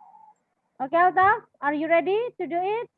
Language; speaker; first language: English; non-native, fluent; Indonesian